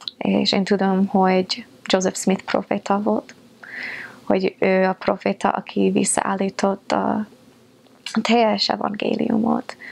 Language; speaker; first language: Hungarian; non-native, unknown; English